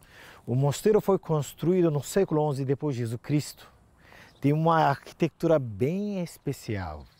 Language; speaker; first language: Portuguese; non-native, fluent; Turkish